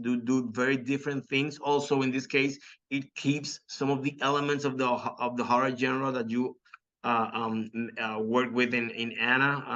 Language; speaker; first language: English; non-native, local second language; Spanish